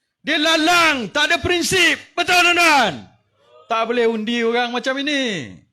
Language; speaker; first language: Malay; native; Malay